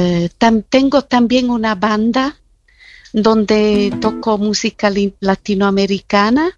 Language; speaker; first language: Spanish; non-native, fluent; German